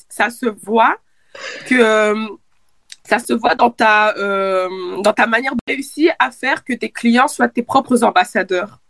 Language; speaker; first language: French; early bilingual, other home language; Lingala